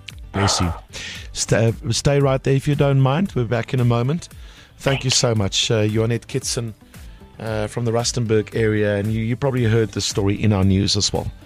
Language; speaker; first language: English; non-native, local second language; Afrikaans